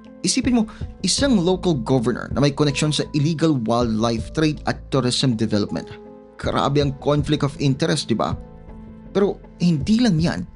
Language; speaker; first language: Filipino; native; Filipino